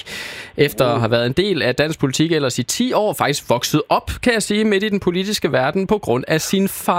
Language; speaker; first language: Danish; native; Danish